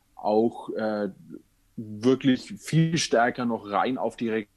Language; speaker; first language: German; native; German